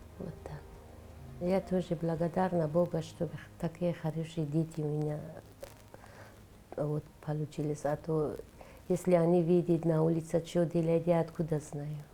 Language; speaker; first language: Russian; non-native, learner; Tajik